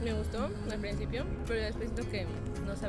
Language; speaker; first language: Spanish; native; Spanish